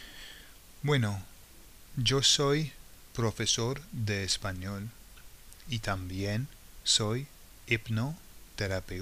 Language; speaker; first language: Spanish; non-native, fluent; English